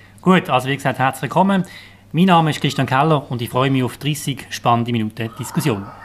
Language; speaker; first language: German; native; German